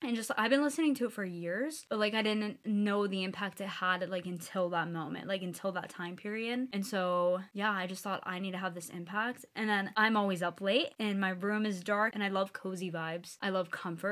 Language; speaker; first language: English; native; English